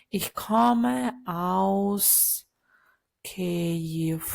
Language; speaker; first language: German; non-native, learner; Ukrainian